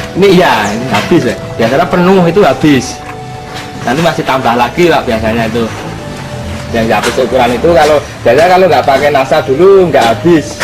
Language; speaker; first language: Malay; non-native, local second language; Javanese